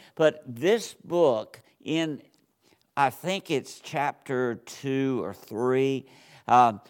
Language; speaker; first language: English; native; English